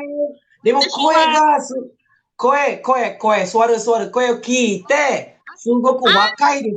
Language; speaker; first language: Japanese; non-native, fluent; Malay